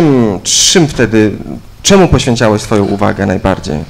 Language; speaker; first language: Polish; native; Polish